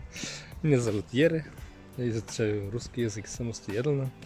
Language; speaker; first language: Russian; non-native, learner; Finnish